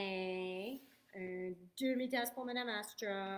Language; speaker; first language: French; non-native, fluent; English